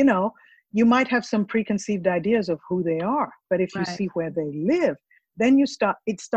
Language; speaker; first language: English; non-native, local second language; Ganda